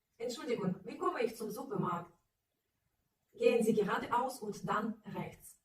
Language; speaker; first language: German; non-native, local second language; Ukrainian